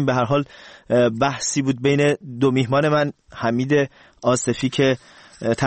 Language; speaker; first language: Persian; native; Persian